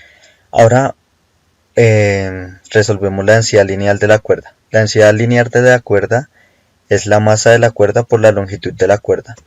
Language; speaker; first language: Spanish; native; Spanish